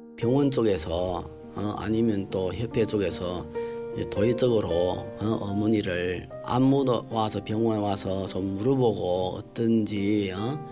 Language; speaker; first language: Korean; early bilingual, heritage; Korean